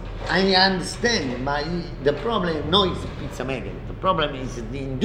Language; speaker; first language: English; non-native, learner; Italian